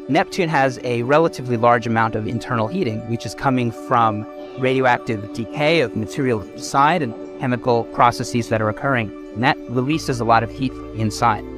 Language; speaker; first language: English; native; English